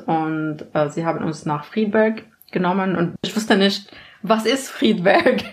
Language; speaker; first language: German; non-native, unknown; Arabic